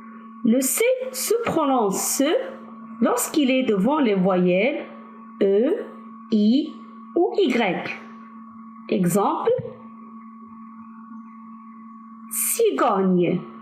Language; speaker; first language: French; non-native, local second language; Arabic